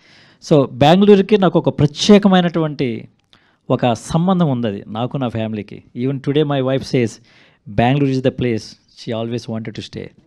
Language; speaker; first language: Telugu; native; Telugu